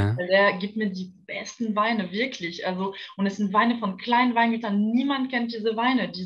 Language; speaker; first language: German; non-native, fluent; French